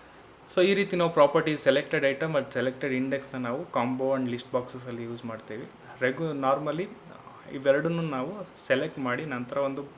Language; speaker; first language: Kannada; native; Kannada